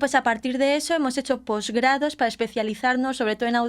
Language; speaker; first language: Spanish; native; Spanish